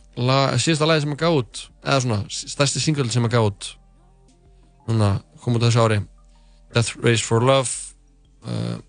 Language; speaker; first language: Icelandic; native; Icelandic